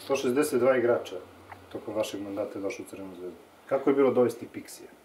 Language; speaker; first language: Serbian; native; Serbian